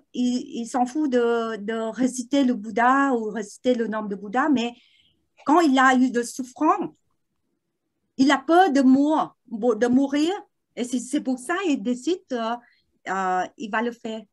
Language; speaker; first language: French; non-native, learner; Vietnamese